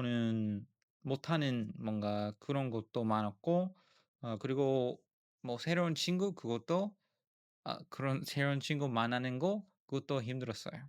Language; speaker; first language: Korean; non-native, learner; English